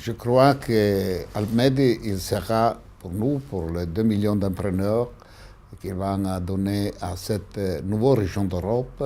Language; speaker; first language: French; non-native, fluent; Italian